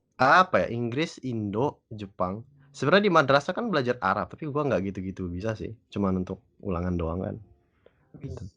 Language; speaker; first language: Indonesian; early bilingual, other home language; English